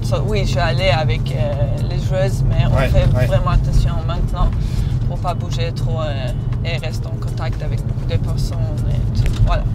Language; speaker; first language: French; non-native, learner; Serbian